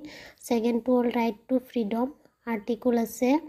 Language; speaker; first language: Bangla; non-native, local second language; Assamese